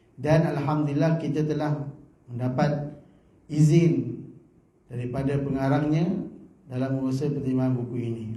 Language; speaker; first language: Malay; native; Malay